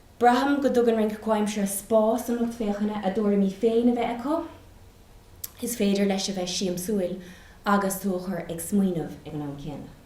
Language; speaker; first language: Irish; non-native, local second language; English